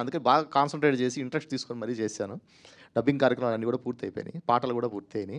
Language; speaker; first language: Telugu; native; Telugu